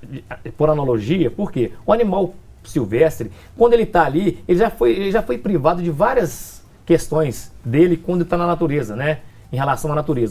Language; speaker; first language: Portuguese; native; Portuguese